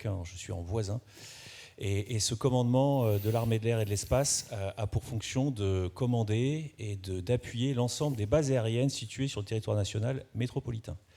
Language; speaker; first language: French; native; French